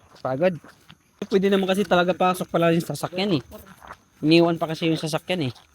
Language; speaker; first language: Filipino; non-native, local second language; Cebuano